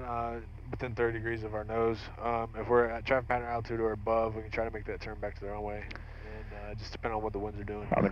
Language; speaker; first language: English; native; English